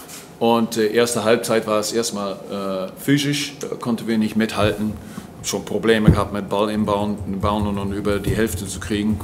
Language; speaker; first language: German; non-native, fluent; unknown